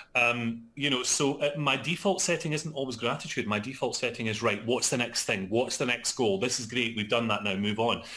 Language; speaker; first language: English; native; English